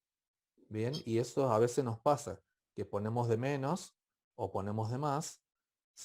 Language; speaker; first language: Spanish; native; Spanish